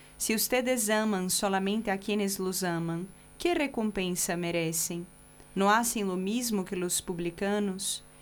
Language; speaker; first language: Spanish; non-native, fluent; Portuguese